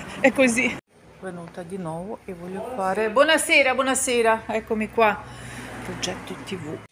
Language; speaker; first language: Italian; non-native, learner; Ukrainian